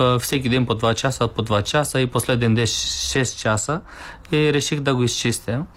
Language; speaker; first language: Bulgarian; non-native, learner; Romanian